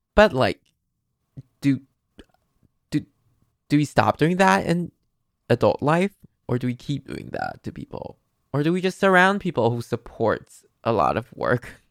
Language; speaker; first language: English; non-native, fluent; Chinese